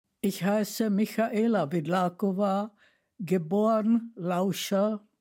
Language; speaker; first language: German; non-native, fluent; Czech